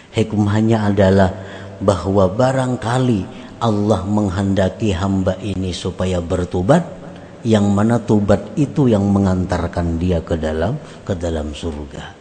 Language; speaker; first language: Indonesian; non-native, local second language; Banjar